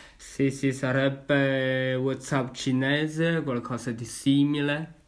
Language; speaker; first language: Italian; non-native, learner; Chinese